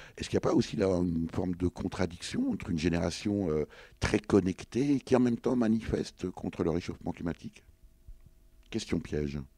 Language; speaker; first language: French; native; French